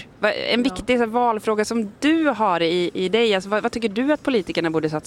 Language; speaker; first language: Swedish; native; Swedish